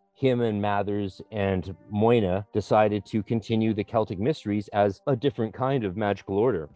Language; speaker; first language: English; native; English